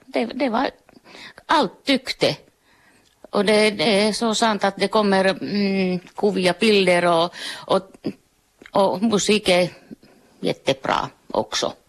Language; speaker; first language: Swedish; non-native, local second language; Finnish